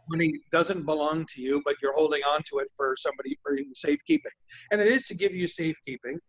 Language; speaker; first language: English; native; English